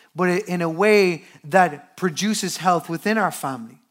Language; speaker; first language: English; native; English